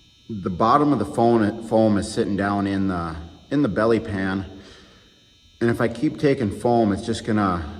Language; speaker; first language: English; native; English